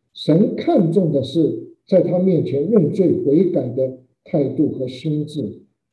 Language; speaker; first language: Chinese; native; Chinese